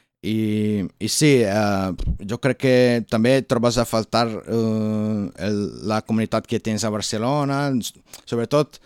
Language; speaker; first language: Catalan; non-native, learner; Portuguese